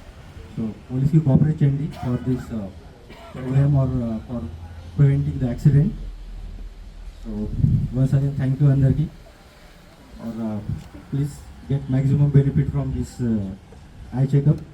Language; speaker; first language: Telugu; non-native, learner; Hindi